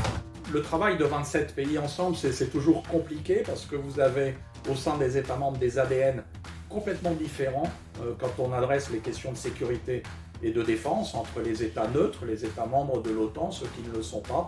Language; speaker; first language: French; native; French